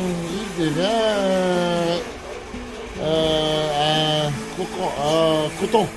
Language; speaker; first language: French; non-native, local second language; Malagasy